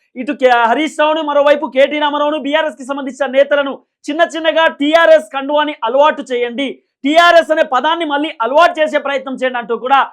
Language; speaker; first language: Telugu; native; Telugu